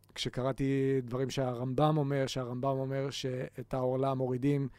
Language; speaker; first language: Hebrew; native; Hebrew